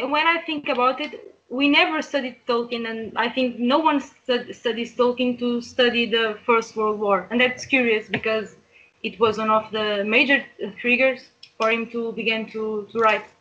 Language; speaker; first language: English; non-native, fluent; Portuguese